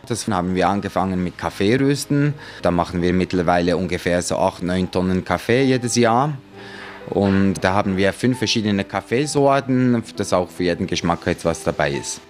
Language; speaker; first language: German; native; German